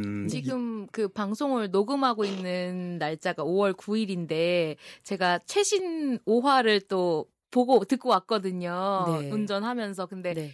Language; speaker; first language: Korean; native; Korean